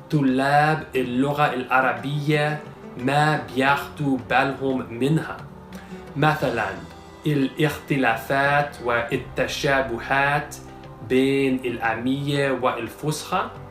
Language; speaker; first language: Arabic; non-native, fluent; English